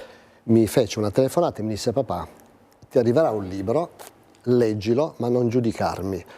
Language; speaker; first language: Italian; native; Italian